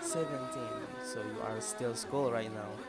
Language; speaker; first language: English; non-native, learner; Indonesian